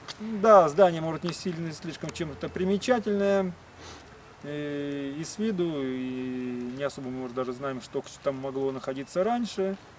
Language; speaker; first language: Russian; native; Russian